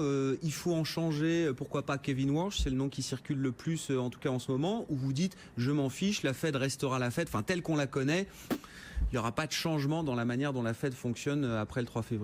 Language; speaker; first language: French; native; French